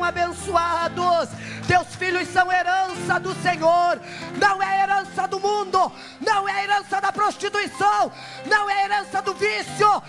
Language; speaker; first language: Portuguese; native; Portuguese